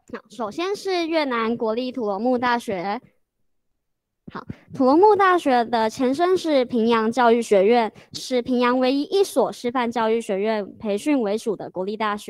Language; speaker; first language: Chinese; native; Chinese